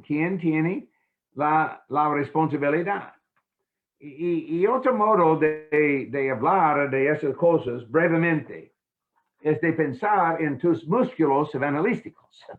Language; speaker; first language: Spanish; non-native, fluent; English